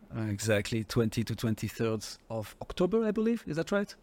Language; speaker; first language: English; non-native, fluent; French